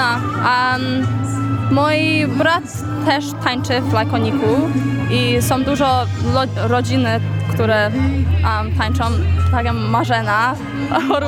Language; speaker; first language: Polish; early bilingual, heritage; Polish